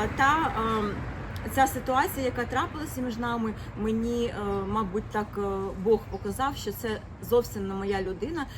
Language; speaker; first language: Ukrainian; native; Ukrainian